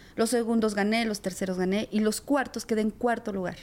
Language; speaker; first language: Spanish; native; Spanish